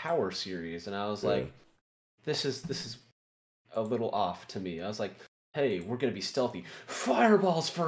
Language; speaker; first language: English; native; English